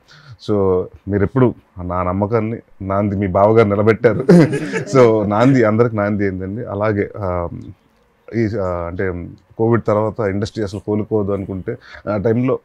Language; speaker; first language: Telugu; native; Telugu